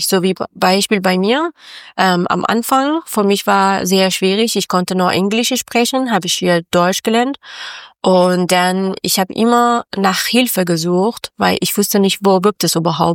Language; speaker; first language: German; non-native, learner; Persian